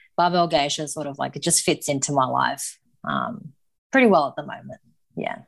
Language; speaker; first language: English; early bilingual, other home language; Japanese